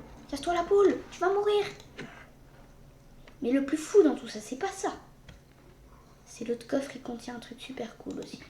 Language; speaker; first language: French; native; French